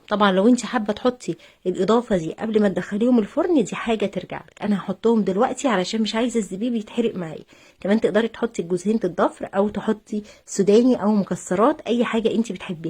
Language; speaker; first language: Arabic; native; Arabic